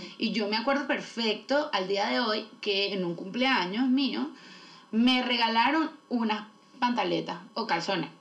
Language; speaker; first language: Spanish; native; Spanish